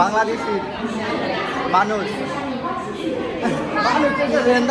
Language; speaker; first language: Chinese; non-native, learner; Bangla